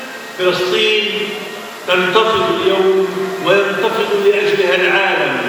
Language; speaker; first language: Arabic; native; Arabic